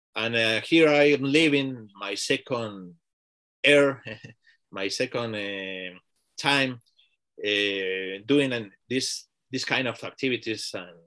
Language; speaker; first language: English; non-native, learner; Spanish